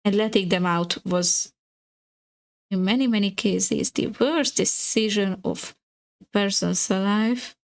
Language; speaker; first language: English; non-native, fluent; Hungarian